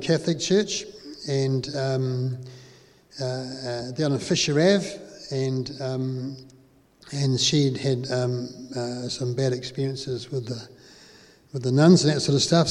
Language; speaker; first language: English; native; English